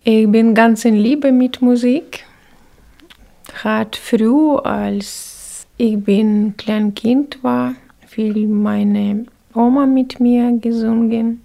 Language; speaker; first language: German; non-native, learner; Ukrainian